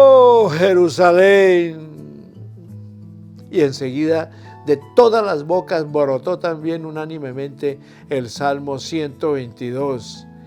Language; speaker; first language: Spanish; native; Spanish